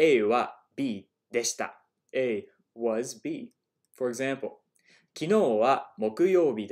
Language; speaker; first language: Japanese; non-native, fluent; English